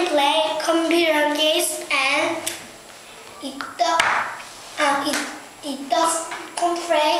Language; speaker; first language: English; non-native, learner; Korean